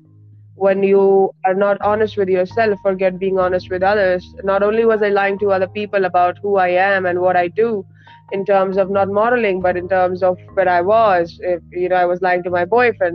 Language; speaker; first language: English; non-native, local second language; Hindi